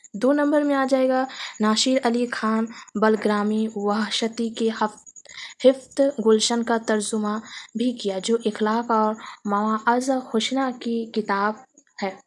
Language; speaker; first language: Urdu; native; Urdu